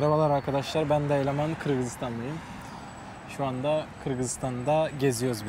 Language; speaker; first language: Turkish; non-native, fluent; Kyrgyz